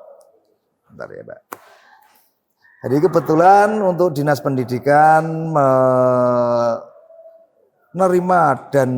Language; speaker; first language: Indonesian; native; Indonesian